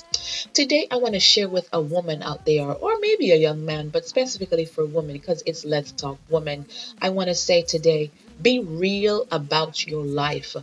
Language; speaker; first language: English; native; English